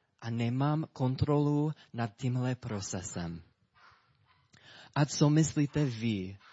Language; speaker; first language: Czech; non-native, fluent; English